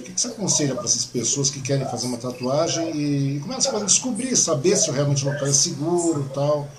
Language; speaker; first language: Portuguese; native; Portuguese